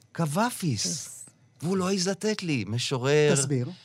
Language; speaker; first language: Hebrew; native; Hebrew